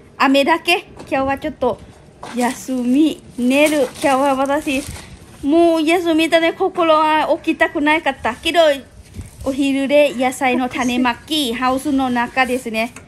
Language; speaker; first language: Japanese; non-native, learner; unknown